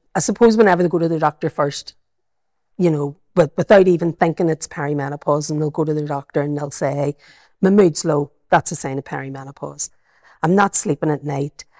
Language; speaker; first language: English; native; English